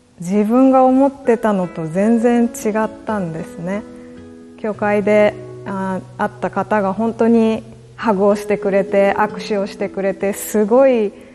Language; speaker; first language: Japanese; native; Japanese